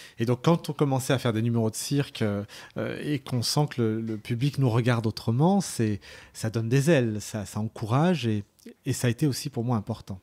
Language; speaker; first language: French; early bilingual, other home language; Arabic